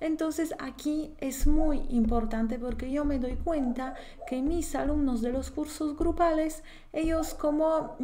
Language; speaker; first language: Spanish; non-native, fluent; Polish